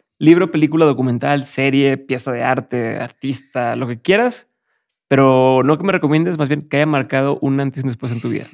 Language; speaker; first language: Spanish; native; Spanish